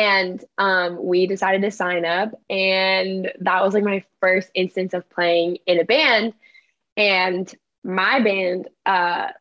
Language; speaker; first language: English; native; English